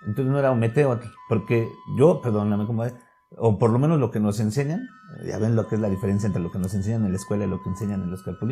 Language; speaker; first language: Spanish; native; Spanish